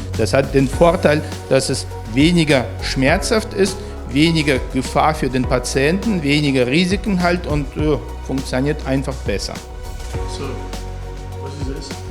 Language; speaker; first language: German; native; German